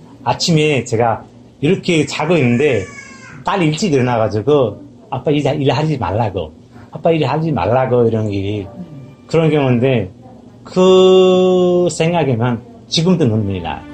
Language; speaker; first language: Korean; non-native, fluent; Nepali